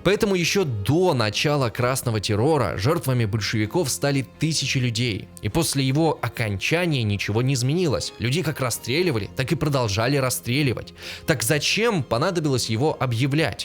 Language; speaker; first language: Russian; native; Russian